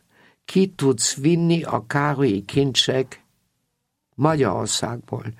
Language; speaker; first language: Hungarian; non-native, fluent; German